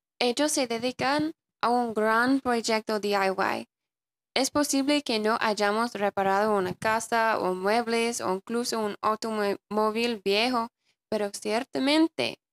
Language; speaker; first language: Spanish; non-native, fluent; English